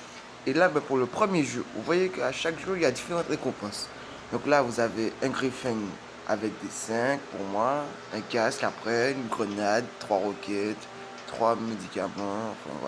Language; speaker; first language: French; native; French